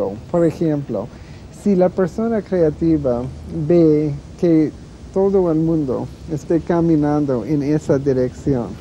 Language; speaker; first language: Spanish; non-native, fluent; English